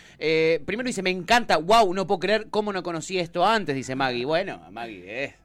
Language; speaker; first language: Spanish; native; Spanish